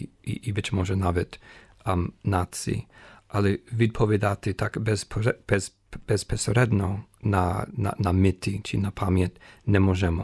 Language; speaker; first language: Ukrainian; non-native, fluent; English